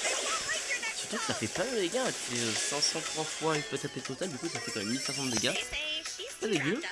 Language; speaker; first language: French; native; French